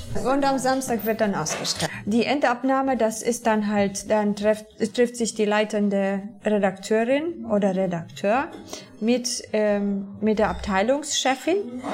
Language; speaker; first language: German; non-native, fluent; Polish